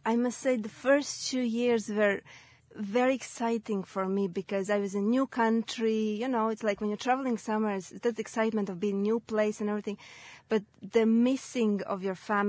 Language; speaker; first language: English; non-native, fluent; Latvian